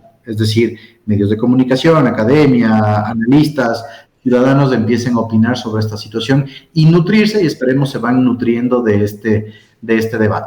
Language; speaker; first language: Spanish; native; Spanish